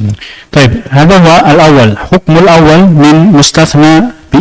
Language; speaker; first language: Arabic; non-native, fluent; Indonesian